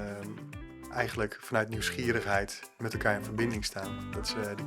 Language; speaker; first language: Dutch; native; Dutch